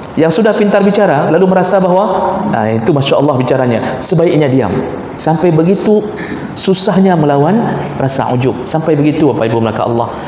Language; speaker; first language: Malay; non-native, local second language; Achinese